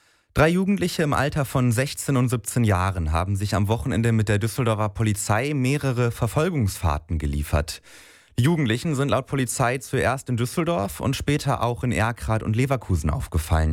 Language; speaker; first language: German; native; German